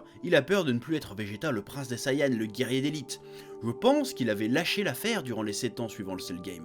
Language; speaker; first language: French; native; French